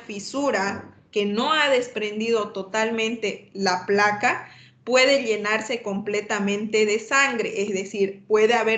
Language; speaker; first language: Spanish; native; Spanish